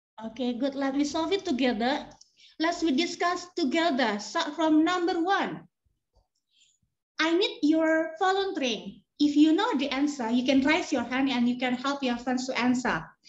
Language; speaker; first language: English; non-native, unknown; Indonesian